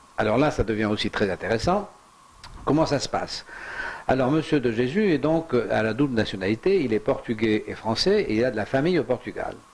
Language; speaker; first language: French; native; French